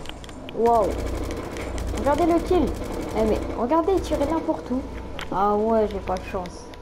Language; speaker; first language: French; native; French